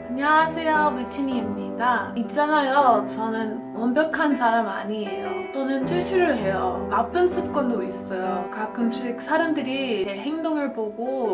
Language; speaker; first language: Korean; non-native, fluent; English